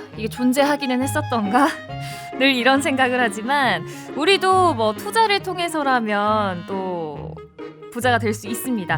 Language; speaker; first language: Korean; native; Korean